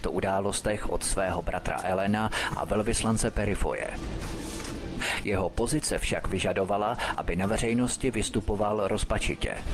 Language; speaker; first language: Czech; native; Czech